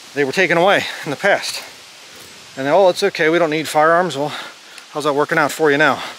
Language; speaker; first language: English; native; English